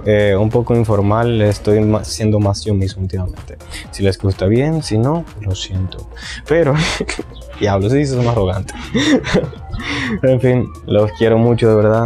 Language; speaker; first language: Spanish; native; Spanish